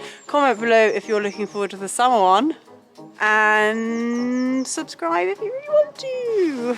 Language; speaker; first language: English; native; English